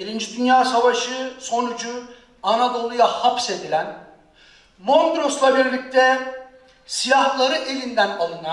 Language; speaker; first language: Turkish; native; Turkish